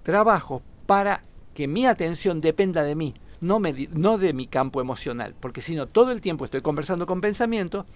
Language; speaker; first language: Spanish; native; Spanish